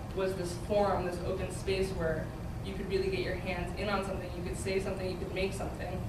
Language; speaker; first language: English; native; English